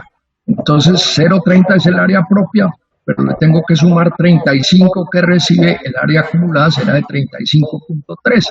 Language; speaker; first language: Spanish; native; Spanish